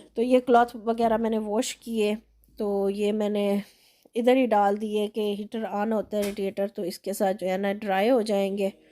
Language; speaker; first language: Urdu; non-native, local second language; Punjabi